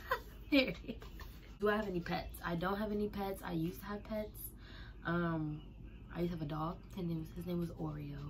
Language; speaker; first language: English; native; English